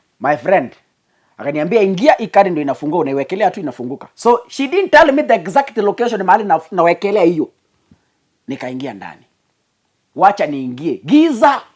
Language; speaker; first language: Swahili; non-native, local second language; Gusii